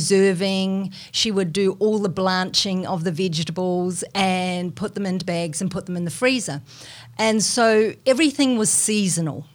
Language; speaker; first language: English; native; English